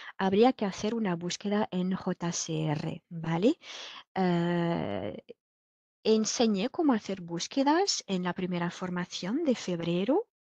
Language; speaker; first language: Spanish; non-native, fluent; French